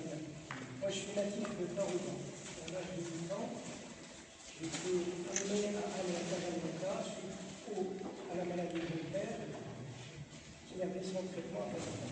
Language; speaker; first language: French; non-native, local second language; Arabic